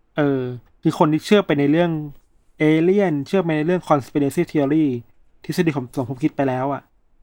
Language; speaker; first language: Thai; native; Thai